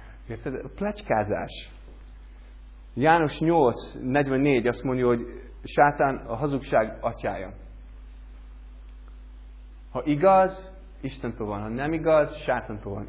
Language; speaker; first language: Hungarian; non-native, learner; English